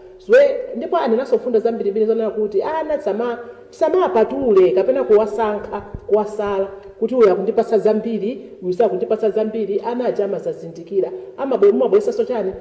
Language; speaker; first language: Nyanja; native; Nyanja